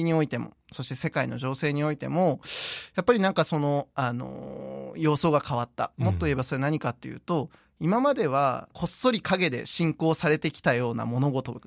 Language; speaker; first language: Japanese; native; Japanese